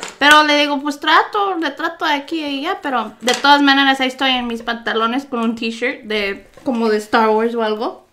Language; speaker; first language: Spanish; early bilingual, heritage; Spanish